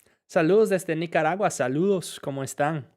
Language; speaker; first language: Spanish; non-native, fluent; English